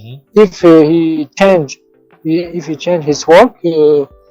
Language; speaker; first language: English; non-native, learner; Tajik